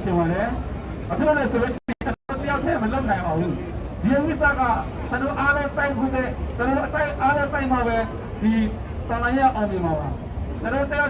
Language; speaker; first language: Burmese; non-native, local second language; Kachin